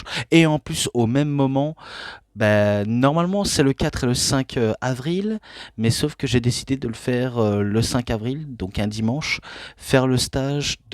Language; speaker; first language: French; native; French